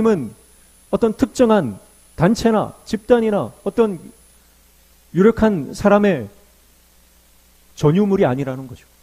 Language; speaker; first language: Korean; native; Korean